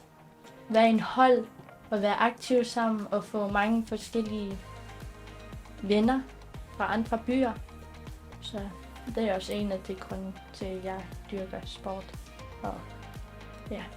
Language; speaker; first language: Danish; non-native, local second language; Kalaallisut